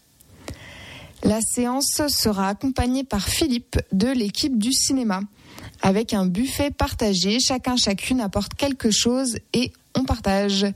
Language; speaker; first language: French; native; French